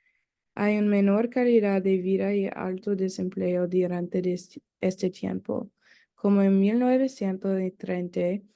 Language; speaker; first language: Spanish; non-native, learner; English